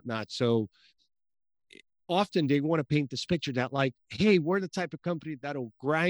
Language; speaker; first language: English; early bilingual, other home language; Portuguese